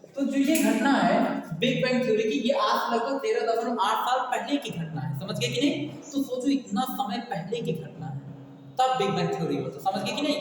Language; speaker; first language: Hindi; native; Hindi